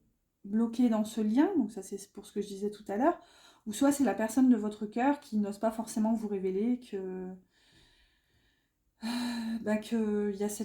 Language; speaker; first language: French; native; French